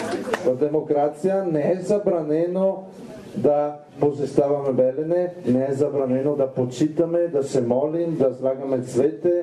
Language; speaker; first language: Bulgarian; non-native, fluent; Italian